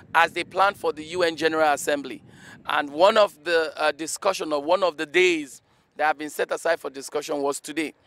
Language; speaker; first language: English; non-native, local second language; Igbo